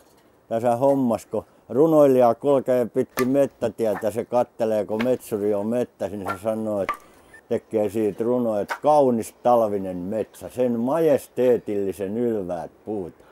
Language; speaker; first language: Finnish; native; Finnish